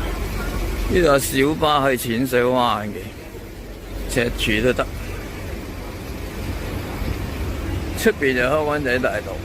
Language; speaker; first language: Cantonese; native; Cantonese